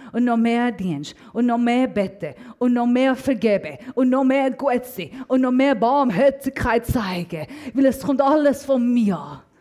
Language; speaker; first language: German; non-native, fluent; Persian